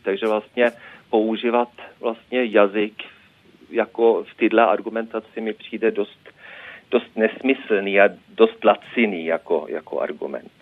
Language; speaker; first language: Czech; non-native, fluent; Norwegian